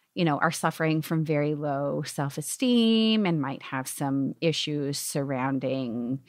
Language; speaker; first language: English; native; English